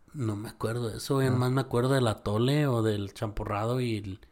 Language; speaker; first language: Spanish; early bilingual, heritage; Spanish